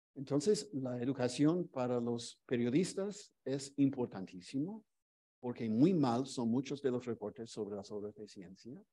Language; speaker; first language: Spanish; non-native, fluent; English